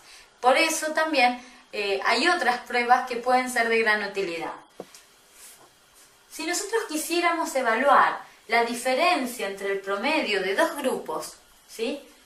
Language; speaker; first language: Spanish; native; Spanish